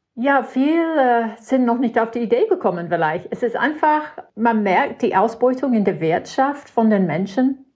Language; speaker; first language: German; non-native, fluent; English